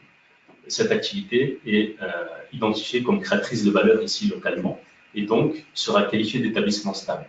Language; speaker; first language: French; native; French